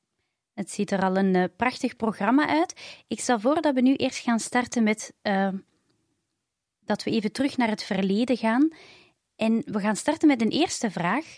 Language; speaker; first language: Dutch; native; Dutch